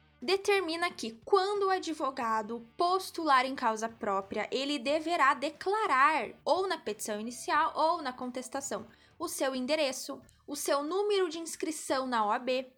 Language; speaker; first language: Portuguese; native; Portuguese